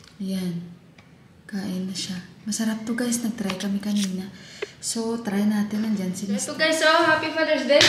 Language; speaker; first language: Filipino; non-native, local second language; Hiligaynon